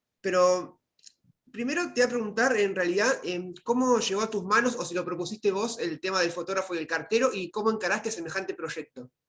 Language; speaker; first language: Spanish; native; Spanish